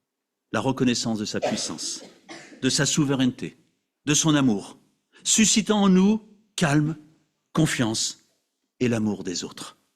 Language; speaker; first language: French; native; French